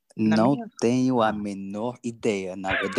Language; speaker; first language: Portuguese; non-native, learner; English